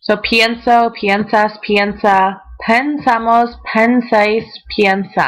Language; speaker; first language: Spanish; non-native, fluent; English